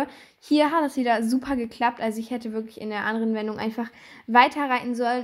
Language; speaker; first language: German; native; German